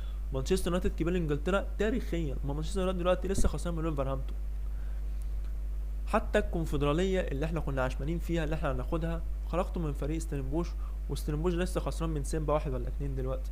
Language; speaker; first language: Arabic; native; Arabic